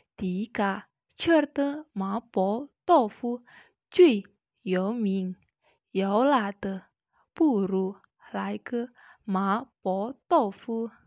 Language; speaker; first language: Chinese; non-native, learner; Indonesian